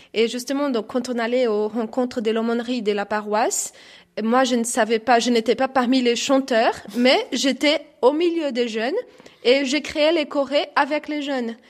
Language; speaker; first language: French; non-native, fluent; Portuguese